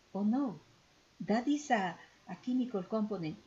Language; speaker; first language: English; non-native, fluent; Spanish